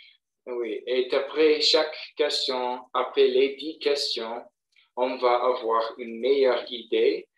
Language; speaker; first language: French; non-native, fluent; English